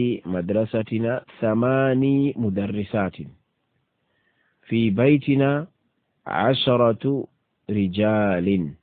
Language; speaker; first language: Arabic; non-native, fluent; Fula